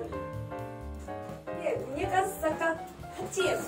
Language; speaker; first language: Russian; non-native, learner; Korean